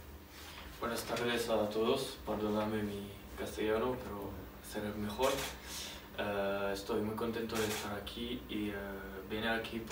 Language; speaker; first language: Spanish; non-native, learner; French